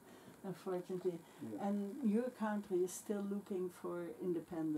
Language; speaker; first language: English; non-native, fluent; Dutch